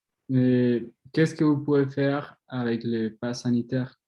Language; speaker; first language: French; non-native, learner; Spanish